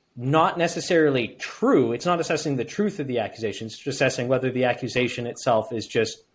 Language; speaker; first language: English; native; English